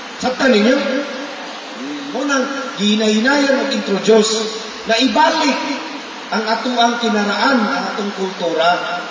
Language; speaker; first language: Cebuano; native; Cebuano